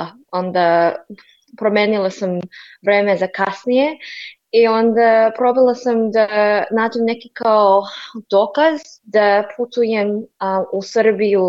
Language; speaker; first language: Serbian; non-native, learner; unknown